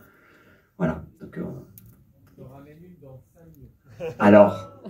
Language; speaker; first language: French; native; French